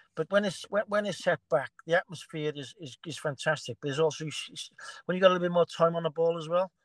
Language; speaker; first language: English; native; English